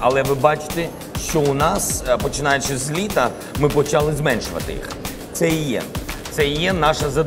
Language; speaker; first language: Ukrainian; non-native, local second language; Russian